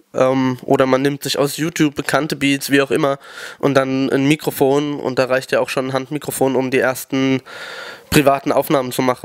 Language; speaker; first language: German; native; German